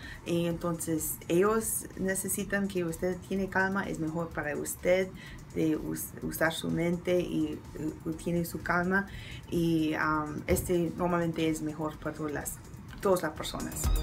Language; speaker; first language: Spanish; non-native, learner; English